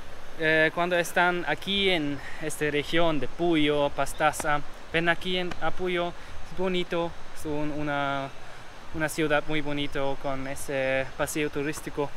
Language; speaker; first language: Spanish; non-native, learner; German